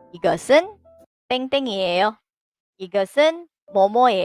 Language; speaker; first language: Korean; non-native, fluent; Filipino